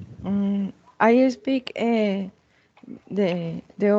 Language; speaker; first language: English; non-native, learner; Spanish